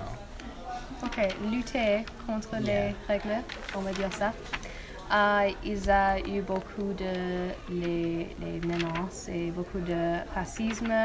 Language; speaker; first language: French; non-native, learner; English